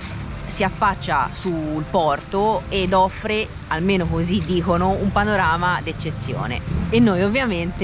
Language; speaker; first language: Italian; native; Italian